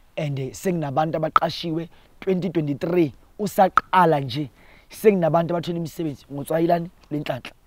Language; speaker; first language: Zulu; non-native, local second language; Northern Sotho